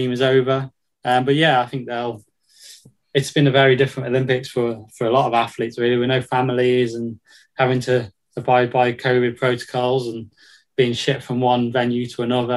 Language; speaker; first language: English; native; English